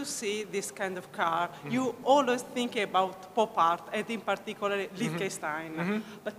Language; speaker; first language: English; non-native, learner; Italian